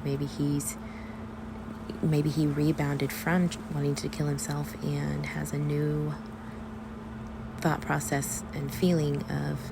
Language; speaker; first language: English; native; English